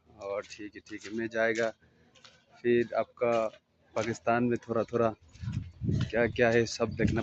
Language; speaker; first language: Hindi; non-native, learner; Bangla